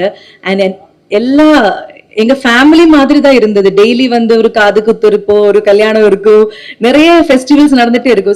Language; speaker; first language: Tamil; non-native, local second language; Malayalam